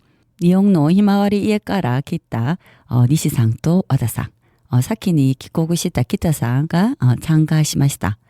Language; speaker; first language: Japanese; non-native, learner; Korean